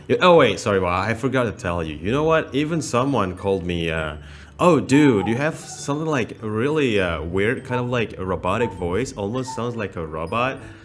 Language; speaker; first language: English; non-native, fluent; Indonesian